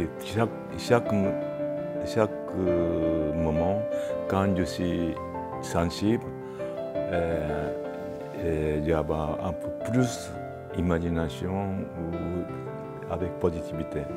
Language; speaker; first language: French; non-native, fluent; Japanese